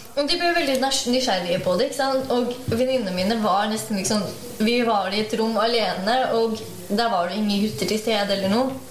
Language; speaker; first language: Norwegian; early bilingual, other home language; Urdu